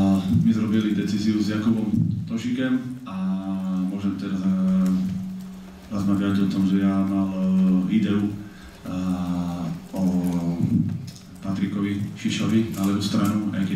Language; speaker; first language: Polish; non-native, learner; Slovak